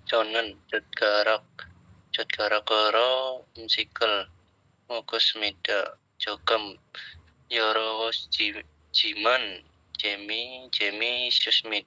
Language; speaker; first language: Korean; non-native, learner; Indonesian